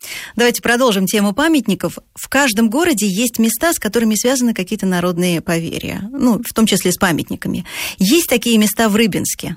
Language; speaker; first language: Russian; native; Russian